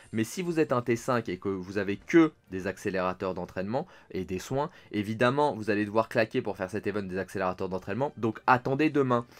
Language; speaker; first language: French; native; French